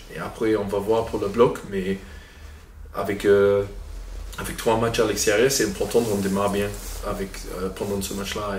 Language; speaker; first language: French; non-native, fluent; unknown